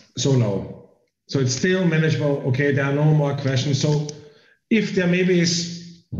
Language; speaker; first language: English; non-native, fluent; German